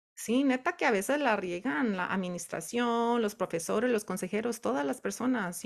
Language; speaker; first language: Spanish; early bilingual, heritage; Spanish